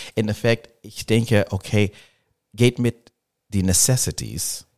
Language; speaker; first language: German; non-native, learner; English